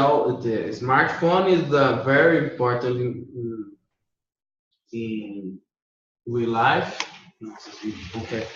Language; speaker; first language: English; non-native, learner; Portuguese